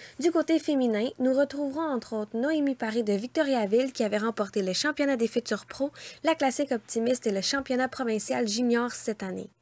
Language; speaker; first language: French; native; French